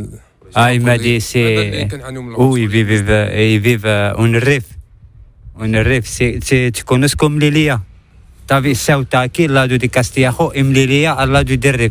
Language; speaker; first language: Spanish; non-native, learner; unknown